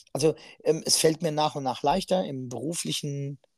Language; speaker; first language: German; native; German